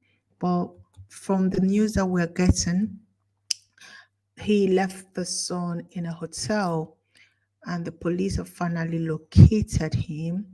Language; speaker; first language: English; non-native, local second language; Igbo